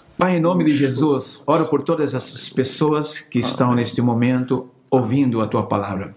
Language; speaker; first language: Italian; non-native, learner; Portuguese